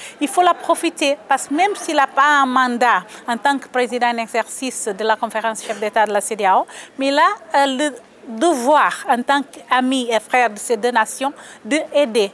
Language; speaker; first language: French; non-native, fluent; Portuguese